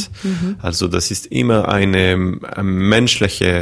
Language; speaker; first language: German; non-native, fluent; French